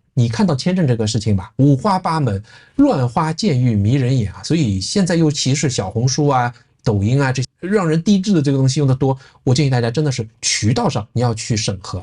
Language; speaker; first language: Chinese; native; Chinese